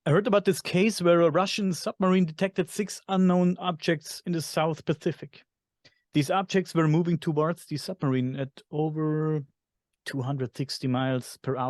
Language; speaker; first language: English; non-native, fluent; German